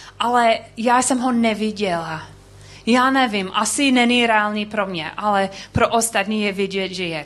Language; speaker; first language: Czech; non-native, learner; English